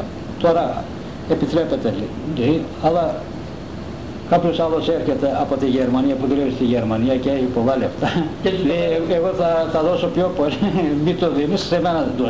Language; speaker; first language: Greek; non-native, local second language; Turkish